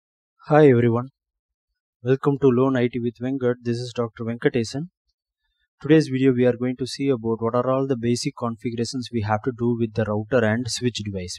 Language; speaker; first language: English; non-native, local second language; Tamil